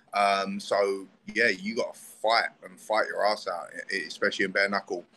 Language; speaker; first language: English; native; English